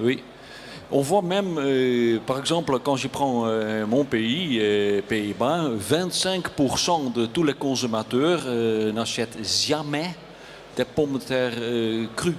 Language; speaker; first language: French; non-native, learner; Dutch